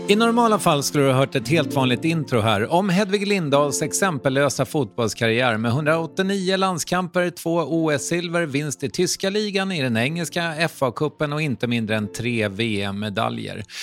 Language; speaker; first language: Swedish; native; Swedish